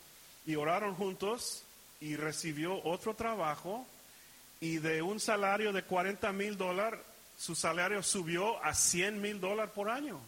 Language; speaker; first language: Spanish; early bilingual, heritage; Spanish